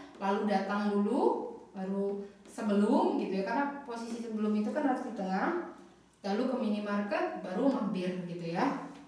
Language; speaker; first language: Indonesian; native; Indonesian